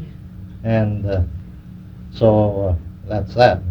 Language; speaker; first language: English; native; English